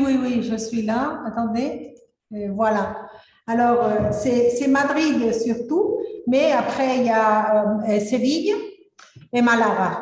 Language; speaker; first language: French; non-native, fluent; Spanish